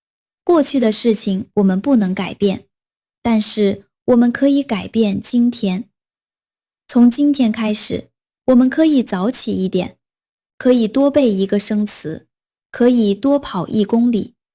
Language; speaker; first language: Chinese; non-native, fluent; Vietnamese